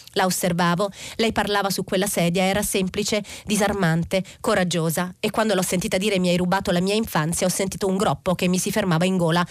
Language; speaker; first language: Italian; native; Italian